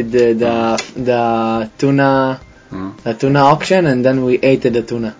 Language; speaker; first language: English; non-native, fluent; Hebrew